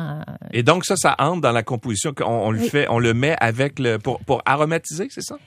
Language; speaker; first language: French; native; French